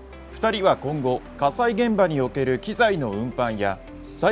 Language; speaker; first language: Japanese; native; Japanese